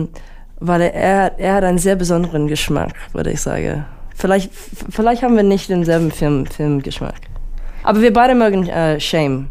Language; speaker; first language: German; non-native, fluent; English